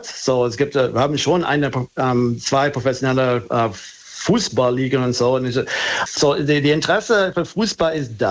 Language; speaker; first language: German; non-native, fluent; English